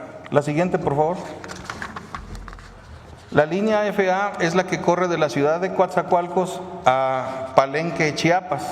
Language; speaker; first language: Spanish; native; Spanish